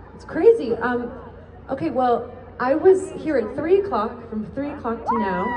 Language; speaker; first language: English; native; English